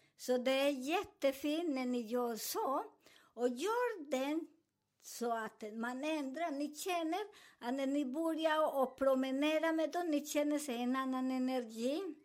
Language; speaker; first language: Swedish; non-native, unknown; Spanish